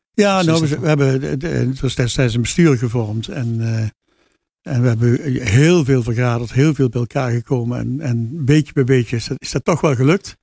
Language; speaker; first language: Dutch; native; Dutch